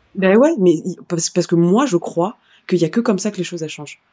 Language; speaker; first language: French; native; French